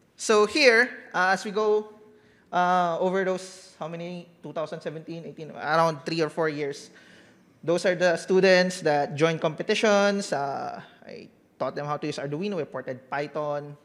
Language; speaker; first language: English; non-native, local second language; Filipino